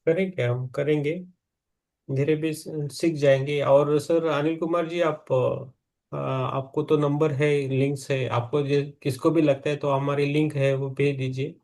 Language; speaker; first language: Hindi; native; Hindi